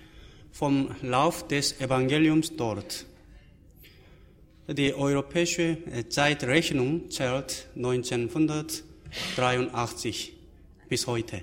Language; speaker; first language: German; non-native, fluent; Korean